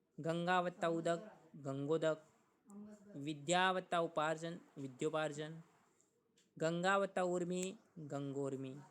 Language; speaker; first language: Hindi; non-native, local second language; Gujarati